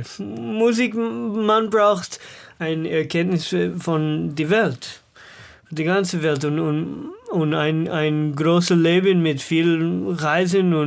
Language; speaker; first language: German; non-native, learner; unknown